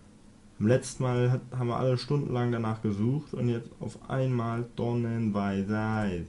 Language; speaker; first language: German; native; German